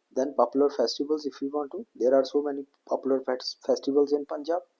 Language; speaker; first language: English; non-native, local second language; Punjabi